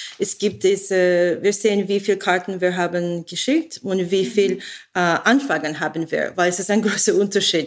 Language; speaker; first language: German; non-native, learner; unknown